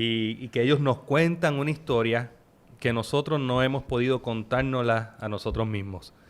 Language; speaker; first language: Spanish; native; Spanish